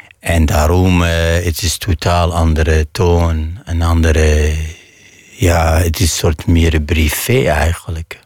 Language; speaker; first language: Dutch; non-native, fluent; Arabic